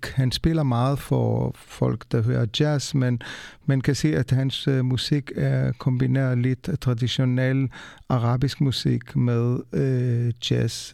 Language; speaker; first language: Danish; non-native, fluent; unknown